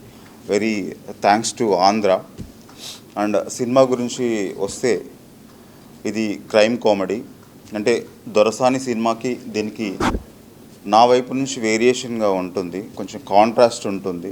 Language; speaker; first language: Telugu; native; Telugu